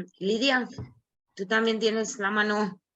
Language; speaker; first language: Spanish; native; Spanish